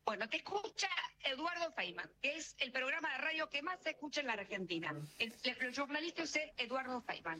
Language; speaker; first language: Spanish; native; Spanish